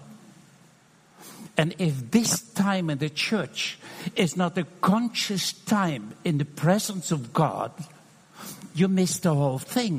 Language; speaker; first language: English; non-native, fluent; Dutch